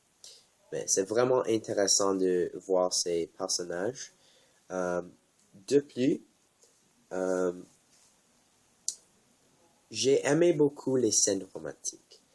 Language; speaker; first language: French; non-native, learner; English